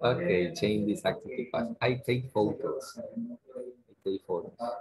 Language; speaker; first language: English; non-native, fluent; Spanish